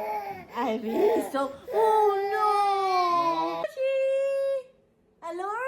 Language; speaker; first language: Italian; non-native, learner; Filipino